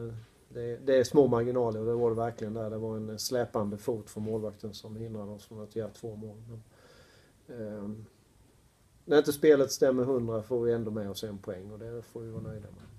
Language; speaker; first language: Swedish; native; Swedish